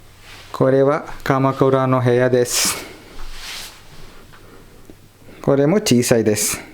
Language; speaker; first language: Japanese; non-native, learner; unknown